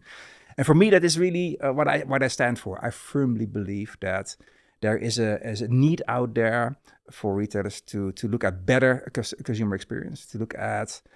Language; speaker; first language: English; non-native, fluent; Dutch